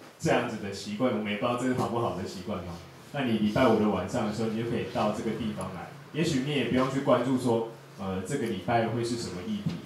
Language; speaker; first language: Chinese; native; Chinese